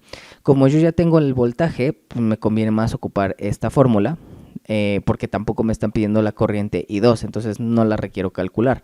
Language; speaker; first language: Spanish; native; Spanish